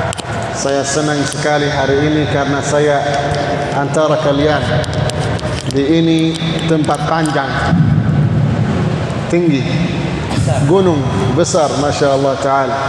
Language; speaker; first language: Indonesian; non-native, learner; Arabic